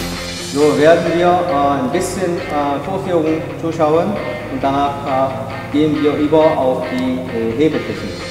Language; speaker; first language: German; non-native, fluent; Korean